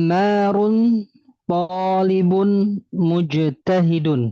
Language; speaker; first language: Arabic; non-native, fluent; Indonesian